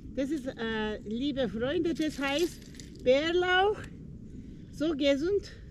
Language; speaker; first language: German; non-native, learner; Turkish